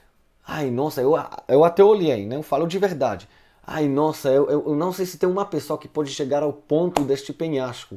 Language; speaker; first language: Portuguese; non-native, fluent; Hebrew